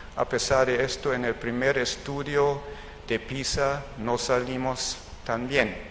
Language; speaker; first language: Spanish; non-native, fluent; German